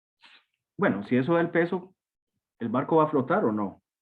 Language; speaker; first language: Spanish; native; Spanish